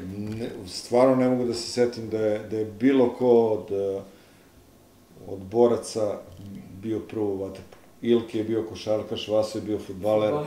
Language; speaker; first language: Serbian; native; Serbian